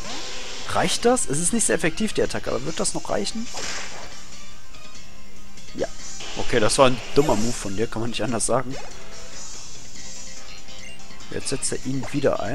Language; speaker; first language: German; native; German